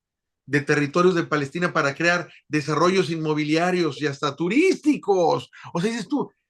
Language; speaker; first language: Spanish; native; Spanish